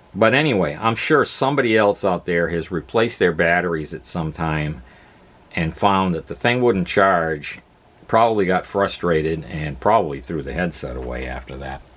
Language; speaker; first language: English; native; English